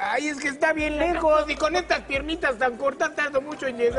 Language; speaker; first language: Spanish; native; Spanish